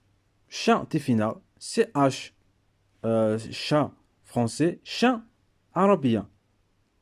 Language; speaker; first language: French; non-native, local second language; Berber languages